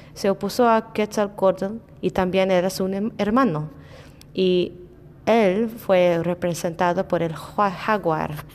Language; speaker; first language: Spanish; non-native, learner; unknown